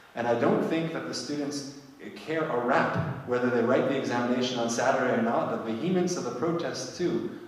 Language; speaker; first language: English; native; English